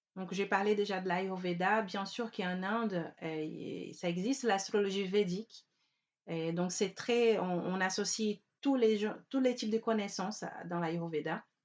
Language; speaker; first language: French; non-native, fluent; Portuguese